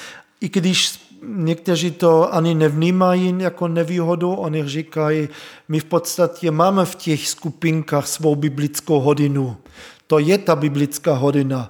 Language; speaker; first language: Czech; non-native, fluent; German